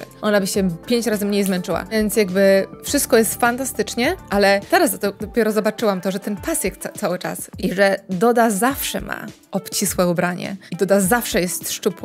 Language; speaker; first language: Polish; native; Polish